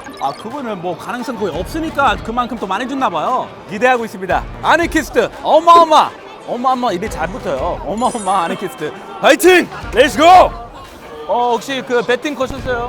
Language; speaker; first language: Korean; non-native, fluent; English